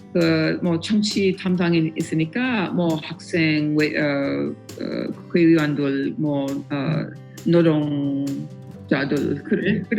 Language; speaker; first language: Korean; non-native, fluent; English